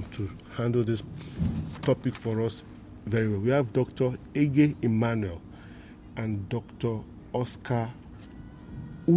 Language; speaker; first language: English; non-native, local second language; Yoruba